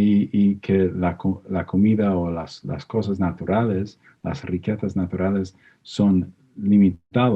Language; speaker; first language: Spanish; non-native, fluent; English